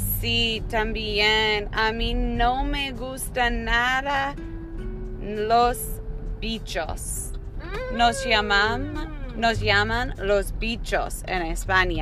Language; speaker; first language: Spanish; non-native, fluent; English